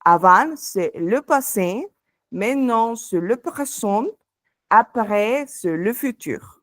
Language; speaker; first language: French; non-native, fluent; Spanish